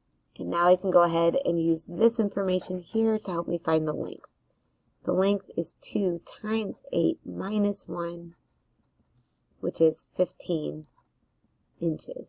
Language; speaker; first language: English; native; English